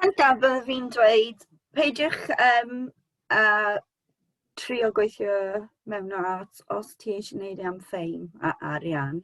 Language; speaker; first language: Welsh; non-native, local second language; English